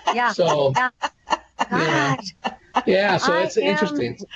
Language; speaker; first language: English; native; English